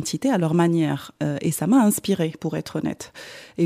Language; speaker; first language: French; non-native, local second language; Arabic